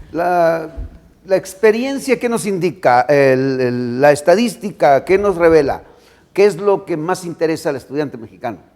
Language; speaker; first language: Spanish; native; Spanish